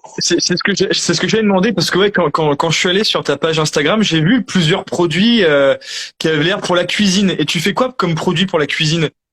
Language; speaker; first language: French; native; French